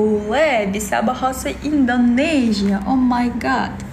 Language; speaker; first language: Indonesian; non-native, learner; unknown